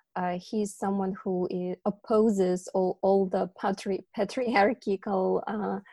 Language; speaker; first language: English; non-native, fluent; Ukrainian